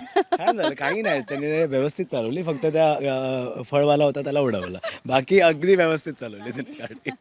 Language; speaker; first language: Marathi; native; Marathi